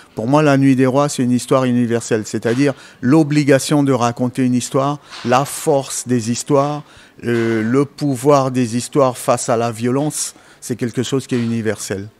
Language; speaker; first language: French; native; French